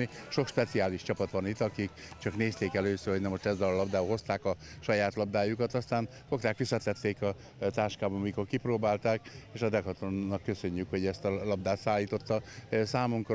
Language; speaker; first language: Hungarian; native; Hungarian